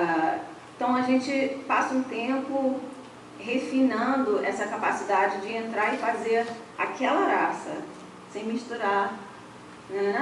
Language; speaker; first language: Portuguese; non-native, fluent; English